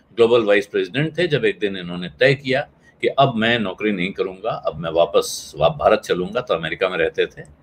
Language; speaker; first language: Hindi; native; Hindi